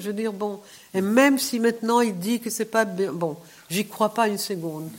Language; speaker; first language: French; non-native, fluent; Hebrew